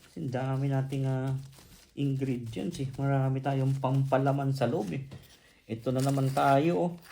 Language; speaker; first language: Filipino; native; Filipino